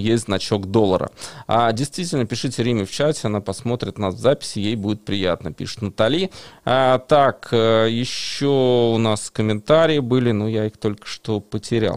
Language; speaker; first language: Russian; native; Russian